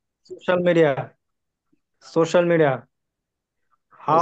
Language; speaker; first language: English; non-native, learner; Bangla